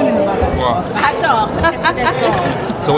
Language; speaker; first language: English; non-native, fluent; Spanish